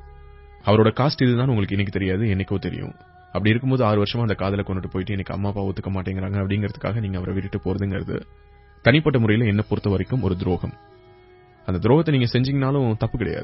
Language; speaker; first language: Tamil; native; Tamil